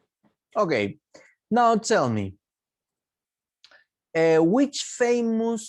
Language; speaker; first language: English; non-native, fluent; Spanish